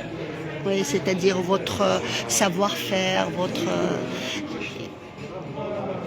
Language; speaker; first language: French; non-native, local second language; Arabic